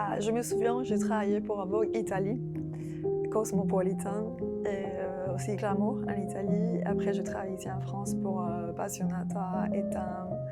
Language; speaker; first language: French; non-native, fluent; Spanish